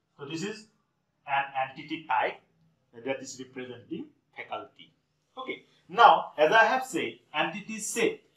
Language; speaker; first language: English; non-native, local second language; Assamese